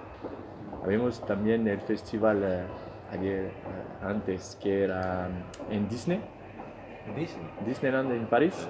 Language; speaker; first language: Spanish; non-native, fluent; French